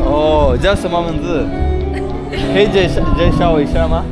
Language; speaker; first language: Chinese; non-native, learner; Rundi